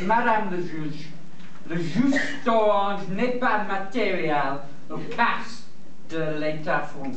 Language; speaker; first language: French; non-native, learner; English